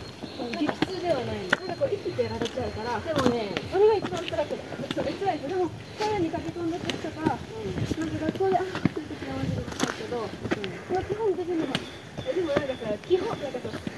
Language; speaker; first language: Japanese; native; Japanese